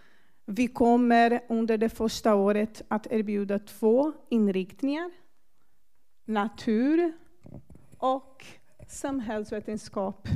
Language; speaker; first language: Swedish; non-native, fluent; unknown